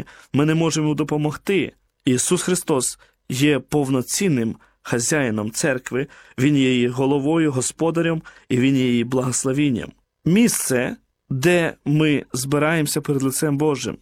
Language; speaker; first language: Ukrainian; native; Ukrainian